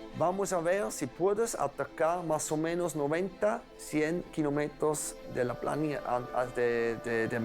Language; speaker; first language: Spanish; non-native, fluent; German